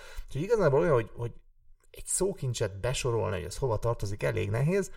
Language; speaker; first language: Hungarian; native; Hungarian